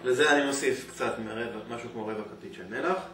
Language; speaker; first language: Hebrew; native; Hebrew